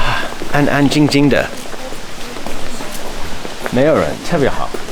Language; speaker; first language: Chinese; non-native, fluent; English